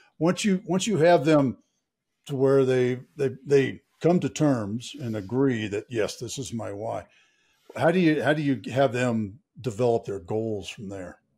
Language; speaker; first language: English; native; English